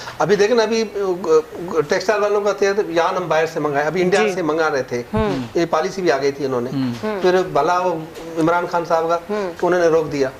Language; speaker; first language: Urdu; non-native, local second language; Sindhi